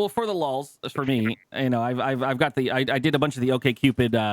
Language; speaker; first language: English; native; English